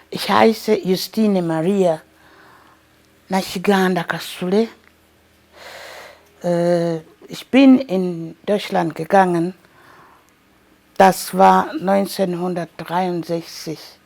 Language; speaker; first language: German; non-native, learner; Ganda